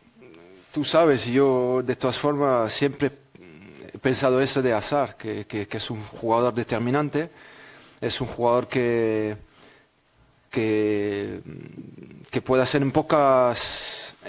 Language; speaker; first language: Spanish; non-native, fluent; French